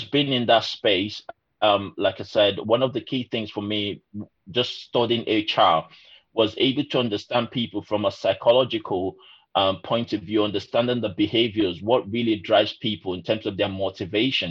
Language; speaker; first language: English; non-native, local second language; Igbo